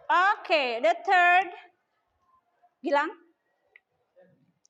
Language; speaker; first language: English; non-native, learner; Indonesian